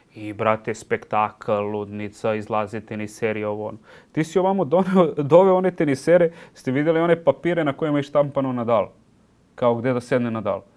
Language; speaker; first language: Serbian; native; Serbian